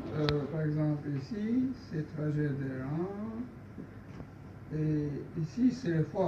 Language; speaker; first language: French; non-native, learner; Japanese